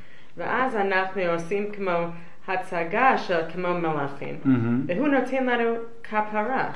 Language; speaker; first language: Hebrew; non-native, fluent; English